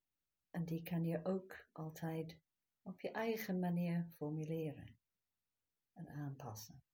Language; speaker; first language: Dutch; non-native, fluent; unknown